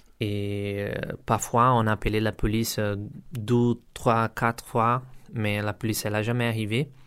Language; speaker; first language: French; non-native, learner; Portuguese